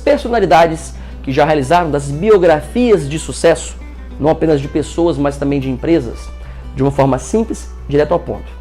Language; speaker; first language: Portuguese; native; Portuguese